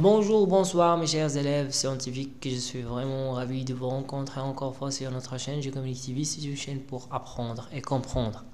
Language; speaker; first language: French; non-native, local second language; Arabic